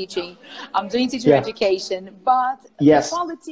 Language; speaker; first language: English; non-native, fluent; Portuguese